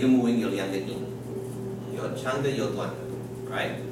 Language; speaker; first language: Chinese; non-native, fluent; English